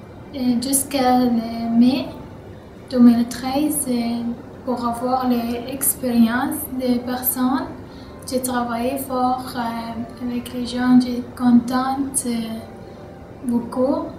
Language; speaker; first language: French; non-native, learner; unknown